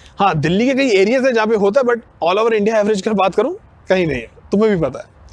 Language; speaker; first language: Hindi; non-native, local second language; Punjabi